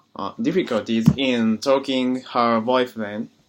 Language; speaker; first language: English; non-native, learner; Japanese